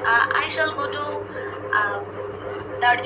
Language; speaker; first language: English; non-native, learner; Bangla